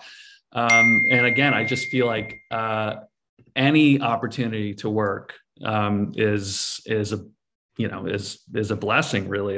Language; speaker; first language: English; native; English